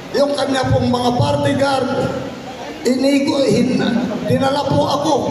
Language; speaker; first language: Filipino; non-native, local second language; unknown